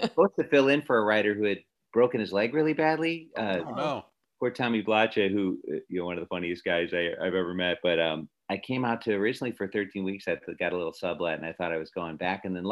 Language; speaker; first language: English; native; English